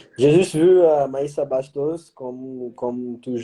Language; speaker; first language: French; non-native, learner; Portuguese